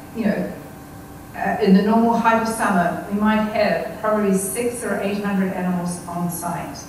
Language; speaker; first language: English; native; English